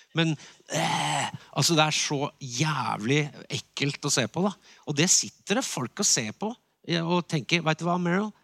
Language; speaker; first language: Norwegian; native; Norwegian